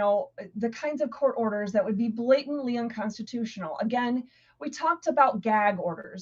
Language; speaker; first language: English; native; English